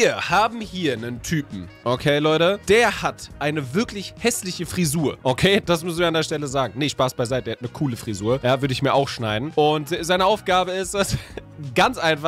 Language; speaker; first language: German; native; German